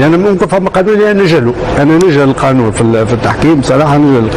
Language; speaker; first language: Arabic; native; Arabic